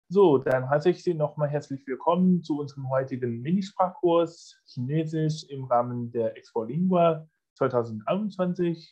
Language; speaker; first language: German; non-native, fluent; Chinese